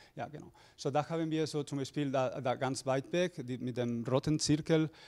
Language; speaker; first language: German; non-native, fluent; Spanish